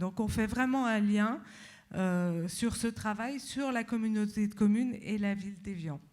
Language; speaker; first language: French; native; French